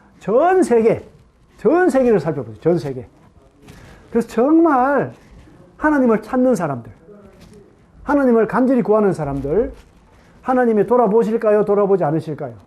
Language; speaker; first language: Korean; native; Korean